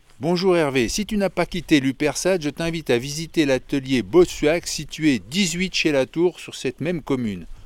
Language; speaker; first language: French; native; French